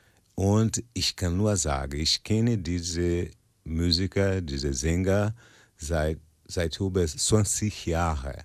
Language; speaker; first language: German; non-native, learner; Portuguese